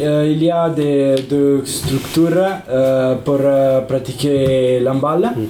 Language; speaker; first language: French; non-native, learner; Italian